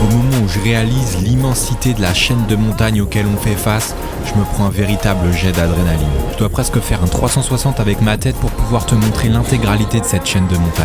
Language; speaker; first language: French; native; French